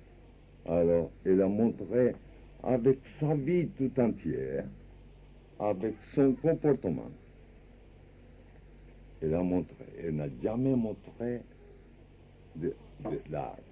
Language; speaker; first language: French; non-native, fluent; Japanese